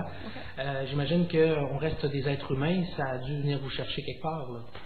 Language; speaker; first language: French; native; French